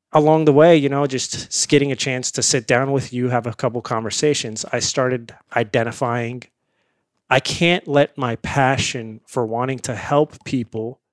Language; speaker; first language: English; early bilingual, other home language; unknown